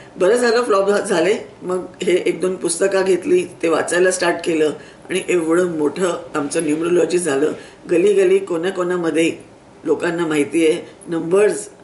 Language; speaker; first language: Marathi; non-native, local second language; Sindhi